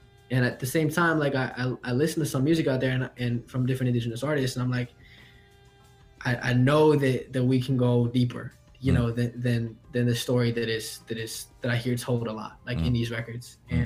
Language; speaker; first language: English; native; English